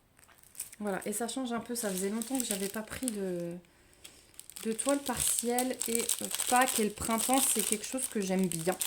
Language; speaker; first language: French; native; French